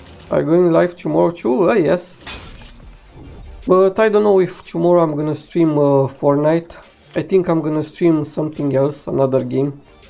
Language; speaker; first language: English; non-native, fluent; Romanian